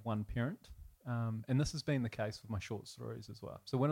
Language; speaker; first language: English; native; English